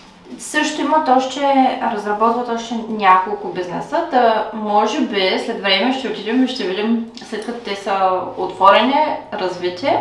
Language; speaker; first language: Bulgarian; native; Bulgarian